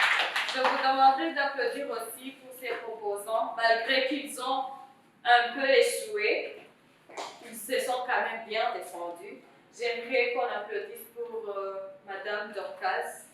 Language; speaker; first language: French; non-native, local second language; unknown